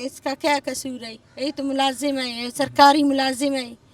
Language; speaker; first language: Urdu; non-native, local second language; Baluchi